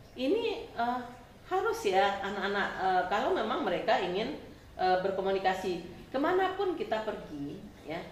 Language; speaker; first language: Indonesian; non-native, local second language; Minangkabau